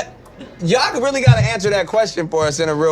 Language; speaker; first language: English; native; English